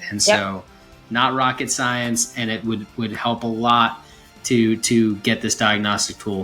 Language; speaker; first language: English; native; English